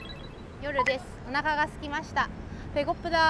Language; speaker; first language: Japanese; native; Japanese